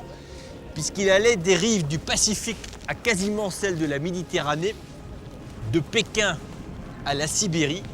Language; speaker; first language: French; native; French